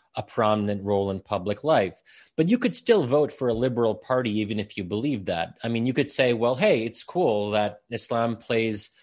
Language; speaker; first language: English; native; English